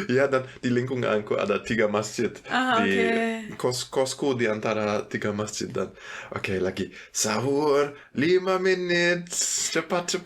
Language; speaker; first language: Indonesian; non-native, fluent; German